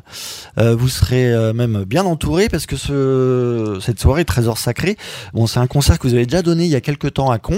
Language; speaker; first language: French; native; French